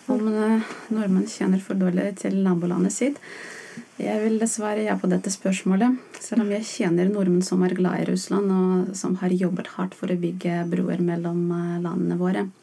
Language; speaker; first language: Norwegian; non-native, fluent; Russian